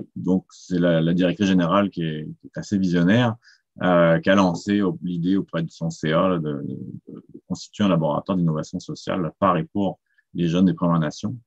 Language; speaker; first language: French; native; French